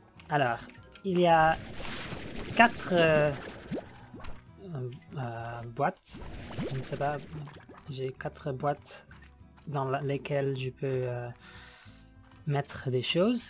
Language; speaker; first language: French; non-native, learner; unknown